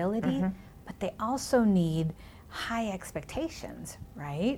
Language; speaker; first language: English; early bilingual, other home language; Spanish